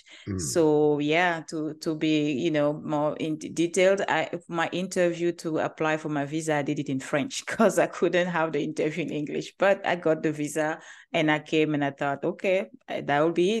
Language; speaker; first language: English; non-native, local second language; French